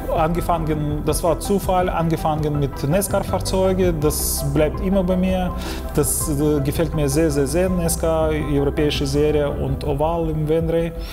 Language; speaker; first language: German; non-native, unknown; Ukrainian